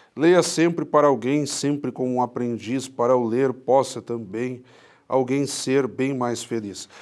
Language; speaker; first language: Portuguese; native; Portuguese